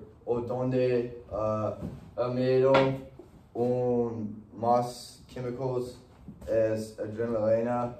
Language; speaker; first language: Spanish; non-native, learner; English